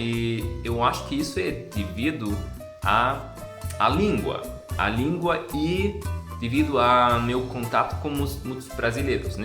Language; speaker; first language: Portuguese; non-native, fluent; German